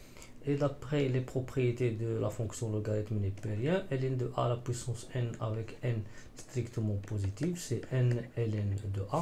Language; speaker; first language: French; non-native, local second language; Arabic